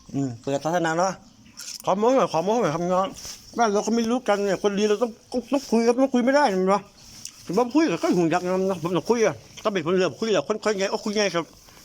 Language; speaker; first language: Thai; native; Thai